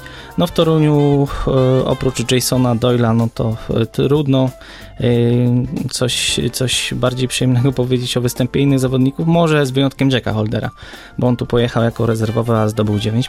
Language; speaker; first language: Polish; native; Polish